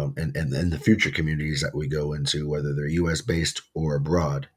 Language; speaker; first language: English; native; English